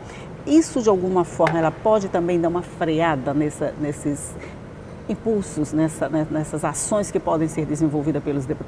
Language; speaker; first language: Portuguese; native; Portuguese